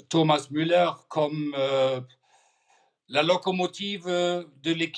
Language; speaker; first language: French; non-native, fluent; German